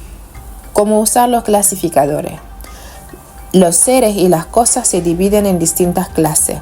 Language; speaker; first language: Spanish; non-native, fluent; Wolof